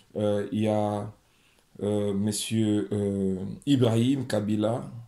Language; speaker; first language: French; non-native, local second language; Lingala